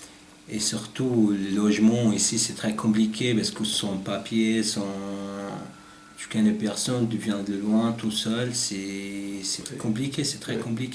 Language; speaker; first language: French; non-native, learner; Arabic